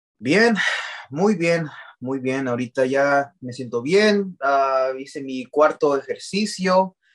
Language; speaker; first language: Spanish; early bilingual, heritage; Spanish